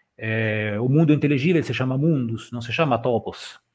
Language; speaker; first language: Portuguese; non-native, fluent; Italian